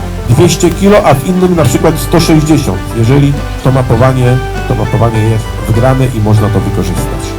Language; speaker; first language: Polish; native; Polish